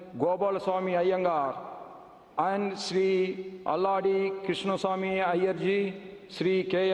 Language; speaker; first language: English; non-native, local second language; Tamil